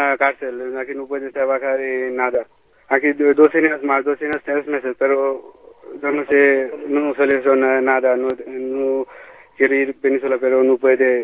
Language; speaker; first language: Spanish; non-native, learner; Bangla